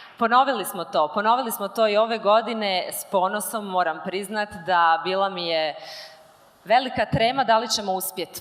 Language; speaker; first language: Croatian; native; Croatian